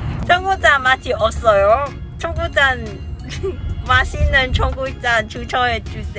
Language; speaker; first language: Korean; non-native, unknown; Cantonese